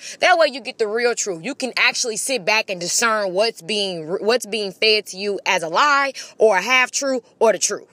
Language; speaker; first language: English; native; English